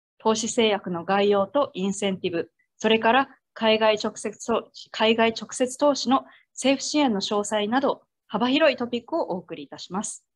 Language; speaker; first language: Japanese; native; Japanese